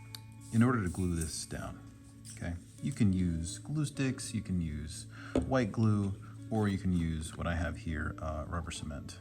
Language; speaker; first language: English; native; English